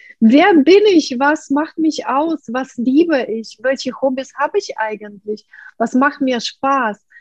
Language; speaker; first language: German; non-native, fluent; Russian